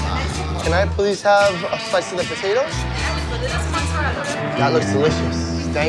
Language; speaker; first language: English; native; English